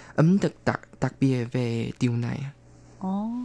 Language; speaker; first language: Vietnamese; non-native, fluent; Chinese